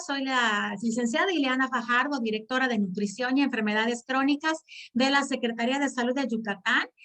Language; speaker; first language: Spanish; native; Spanish